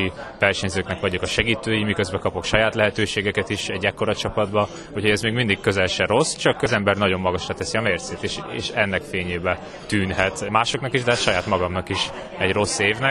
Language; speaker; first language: Hungarian; native; Hungarian